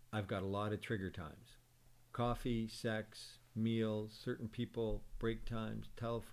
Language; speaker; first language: English; native; English